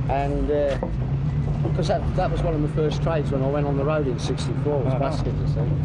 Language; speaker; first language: English; native; English